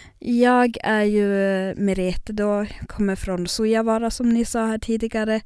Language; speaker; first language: Swedish; non-native, local second language; Northern Sami